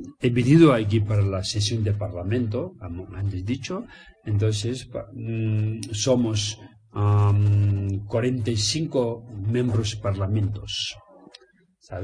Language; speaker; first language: Spanish; non-native, learner; Tibetan